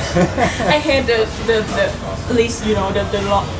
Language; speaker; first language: English; non-native, learner; Thai